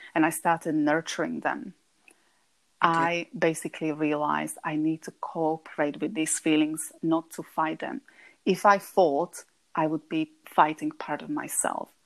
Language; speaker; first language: English; non-native, fluent; Slovak